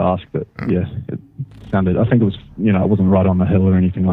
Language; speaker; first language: English; native; English